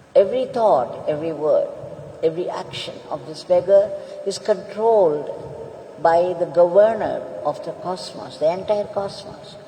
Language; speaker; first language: English; non-native, local second language; Tamil